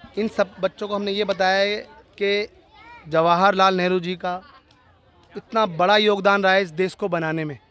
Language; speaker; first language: Hindi; native; Hindi